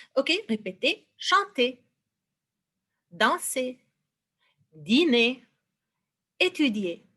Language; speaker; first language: French; non-native, fluent; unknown